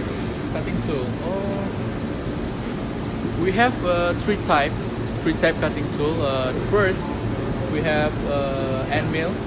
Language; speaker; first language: English; non-native, learner; Indonesian